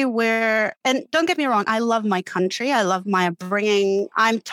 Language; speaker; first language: English; non-native, fluent; Uzbek